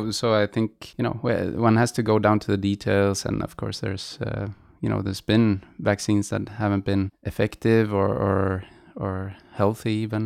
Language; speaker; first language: English; non-native, fluent; Swedish